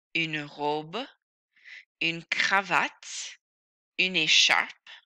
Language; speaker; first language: French; non-native, fluent; English